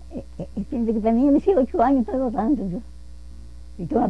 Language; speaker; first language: Spanish; native; Spanish